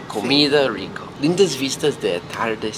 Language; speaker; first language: Spanish; non-native, learner; English